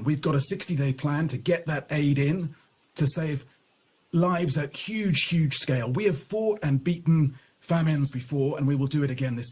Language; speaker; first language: English; native; English